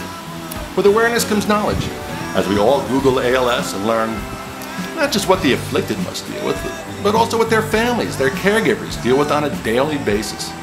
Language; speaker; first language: English; native; English